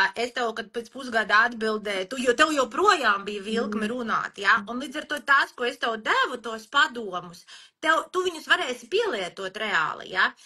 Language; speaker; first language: Latvian; non-native, local second language; Russian